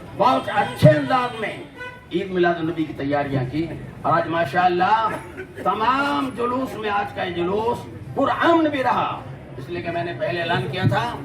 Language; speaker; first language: Urdu; native; Urdu